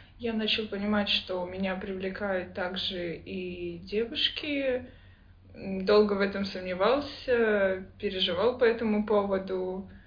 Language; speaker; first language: Russian; native; Russian